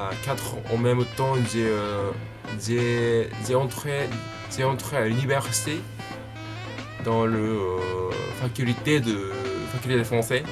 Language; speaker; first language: French; non-native, learner; Japanese